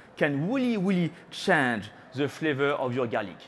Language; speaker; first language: English; non-native, fluent; French